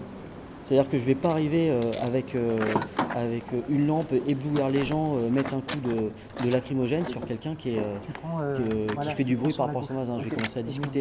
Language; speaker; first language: French; native; French